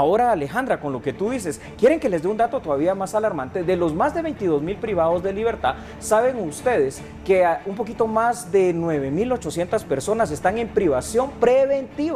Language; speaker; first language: Spanish; native; Spanish